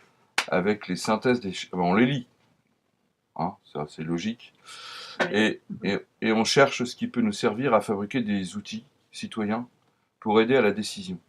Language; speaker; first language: French; native; French